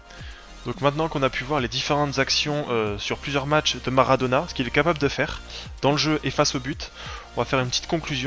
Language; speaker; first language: French; native; French